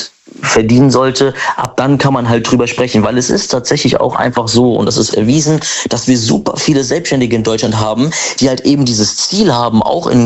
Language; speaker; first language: German; native; German